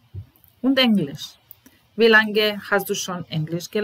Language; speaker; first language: German; non-native, fluent; Serbian